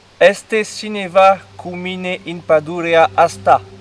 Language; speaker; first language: Romanian; non-native, learner; French